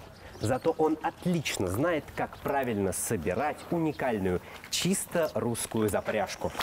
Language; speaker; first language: Russian; native; Russian